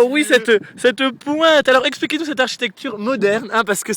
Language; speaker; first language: French; native; French